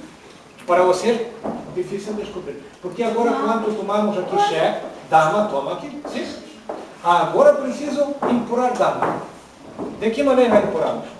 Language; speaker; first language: Portuguese; non-native, learner; Ukrainian